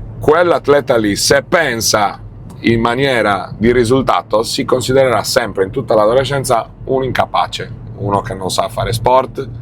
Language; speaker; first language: Italian; native; Italian